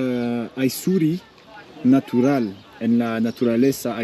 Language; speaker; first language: Spanish; non-native, learner; French